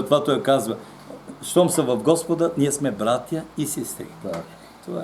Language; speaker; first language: Bulgarian; native; Bulgarian